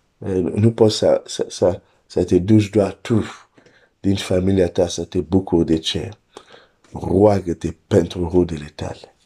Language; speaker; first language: Romanian; non-native, fluent; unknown